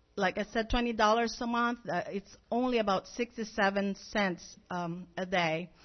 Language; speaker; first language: English; non-native, local second language; Filipino